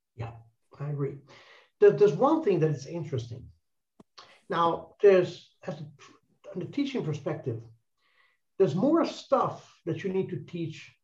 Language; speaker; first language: English; non-native, fluent; Italian